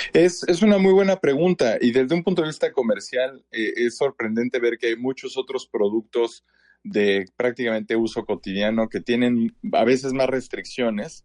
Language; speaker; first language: Spanish; native; Spanish